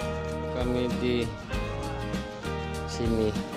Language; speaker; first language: Indonesian; native; Indonesian